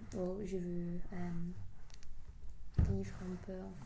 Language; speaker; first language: French; non-native, learner; English